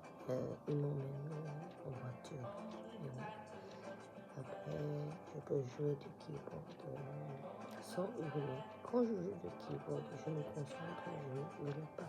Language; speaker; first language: French; non-native, learner; Japanese